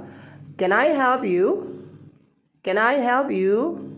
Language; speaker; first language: English; non-native, fluent; Indonesian